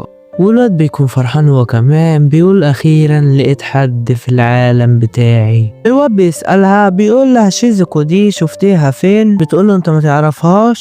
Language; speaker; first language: Arabic; native; Arabic